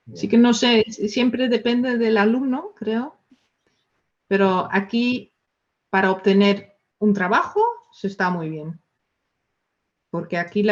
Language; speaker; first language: Spanish; non-native, fluent; Dutch